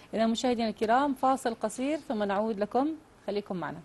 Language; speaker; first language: Arabic; native; Arabic